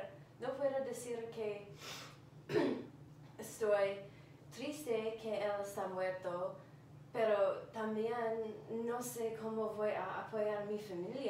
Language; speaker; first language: Spanish; non-native, learner; English